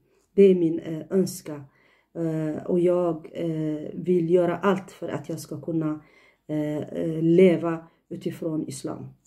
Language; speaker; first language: Swedish; non-native, fluent; Tigrinya